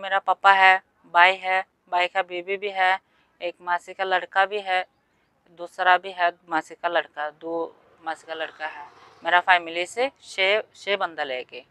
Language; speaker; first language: Hindi; non-native, learner; Rohingya